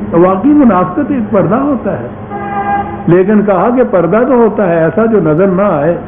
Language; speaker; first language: Urdu; non-native, local second language; Punjabi